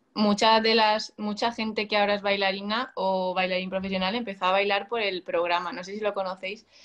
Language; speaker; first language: Spanish; native; Spanish